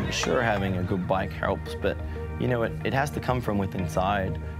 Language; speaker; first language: English; native; English